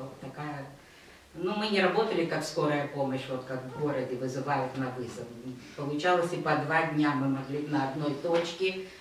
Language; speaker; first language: Russian; non-native, local second language; Ukrainian